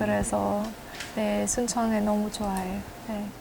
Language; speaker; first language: Korean; non-native, learner; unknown